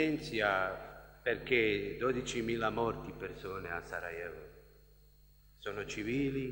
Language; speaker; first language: Italian; non-native, learner; Bosnian